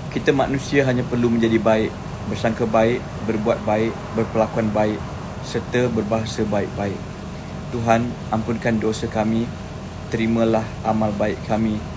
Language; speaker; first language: Malay; native; Malay